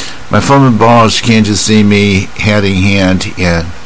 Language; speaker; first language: English; non-native, fluent; Chinese